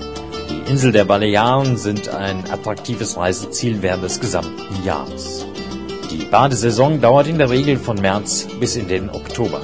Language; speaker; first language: German; native; German